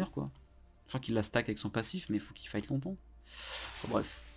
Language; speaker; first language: French; native; French